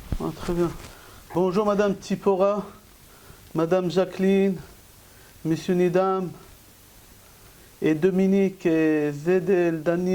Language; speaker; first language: French; native; French